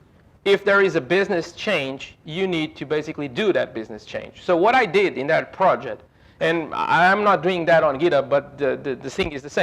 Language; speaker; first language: English; non-native, fluent; Portuguese